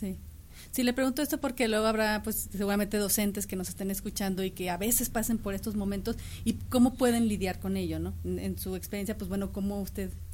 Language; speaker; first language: Spanish; native; Spanish